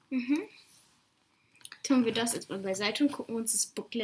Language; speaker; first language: German; native; German